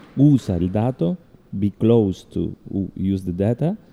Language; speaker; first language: Italian; native; Italian